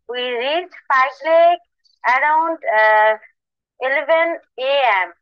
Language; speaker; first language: English; non-native, learner; Bangla